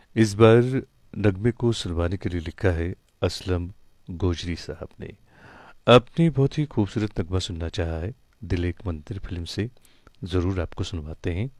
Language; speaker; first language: Hindi; non-native, local second language; Kashmiri